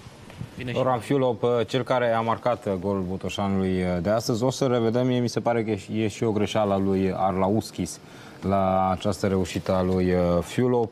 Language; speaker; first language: Romanian; native; Romanian